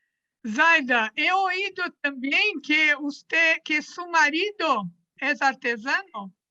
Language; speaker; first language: Spanish; non-native, learner; Portuguese